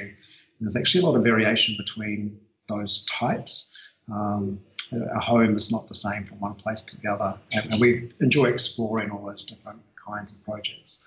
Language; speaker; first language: English; native; English